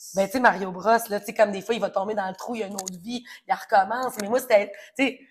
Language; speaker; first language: French; native; French